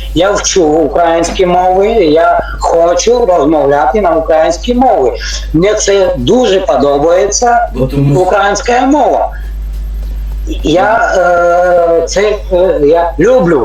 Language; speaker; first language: Ukrainian; non-native, learner; Tajik